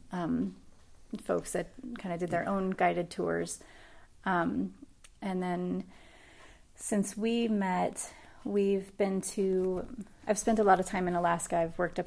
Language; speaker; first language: English; native; English